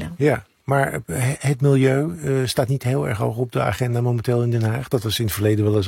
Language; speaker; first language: Dutch; native; Dutch